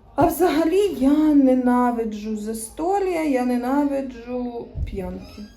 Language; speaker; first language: Ukrainian; native; Ukrainian